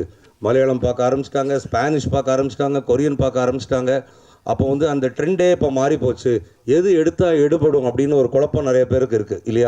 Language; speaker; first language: Tamil; native; Tamil